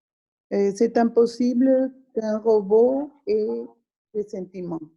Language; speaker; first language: French; non-native, learner; Spanish